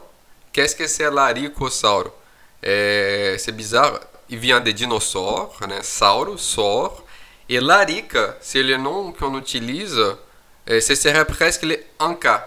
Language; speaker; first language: French; non-native, fluent; Portuguese